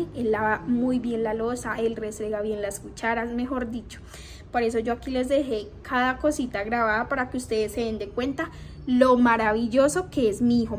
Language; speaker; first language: Spanish; native; Spanish